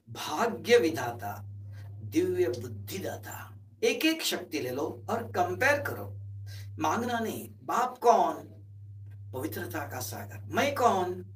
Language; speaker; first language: Hindi; native; Hindi